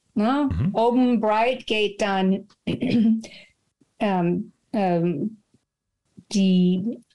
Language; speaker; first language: German; non-native, fluent; English